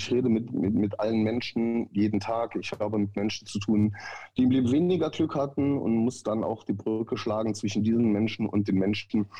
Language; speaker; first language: German; native; German